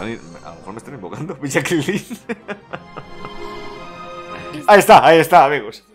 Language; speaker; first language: Spanish; native; Spanish